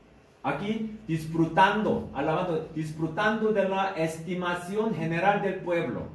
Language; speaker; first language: Spanish; non-native, learner; Korean